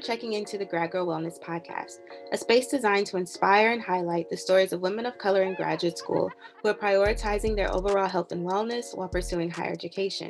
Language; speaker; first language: English; native; English